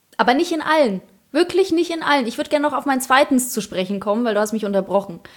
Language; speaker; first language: German; early bilingual, other home language; Polish